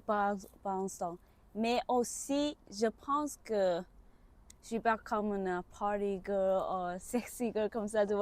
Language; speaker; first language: French; non-native, learner; Vietnamese